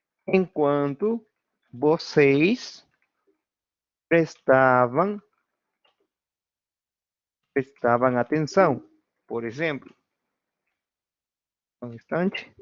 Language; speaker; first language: Portuguese; non-native, fluent; Spanish